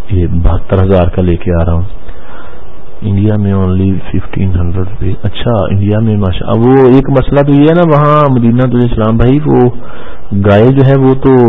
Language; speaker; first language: Urdu; non-native, local second language; Punjabi